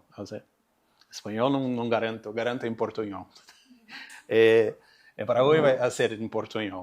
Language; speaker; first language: Spanish; non-native, learner; Portuguese